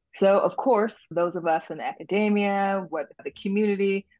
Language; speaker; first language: English; native; English